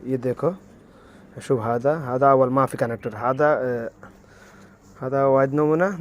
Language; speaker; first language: Arabic; non-native, learner; Bangla